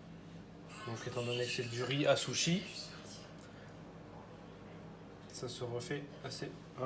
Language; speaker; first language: French; native; French